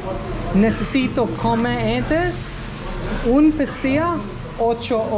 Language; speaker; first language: Spanish; non-native, learner; English